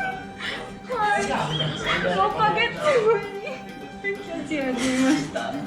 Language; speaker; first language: Japanese; non-native, learner; English